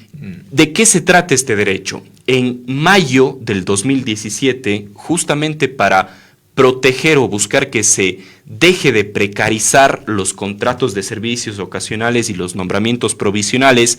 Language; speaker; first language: Spanish; native; Spanish